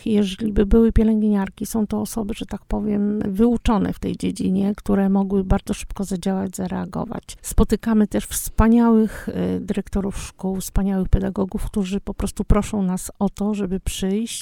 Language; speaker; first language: Polish; native; Polish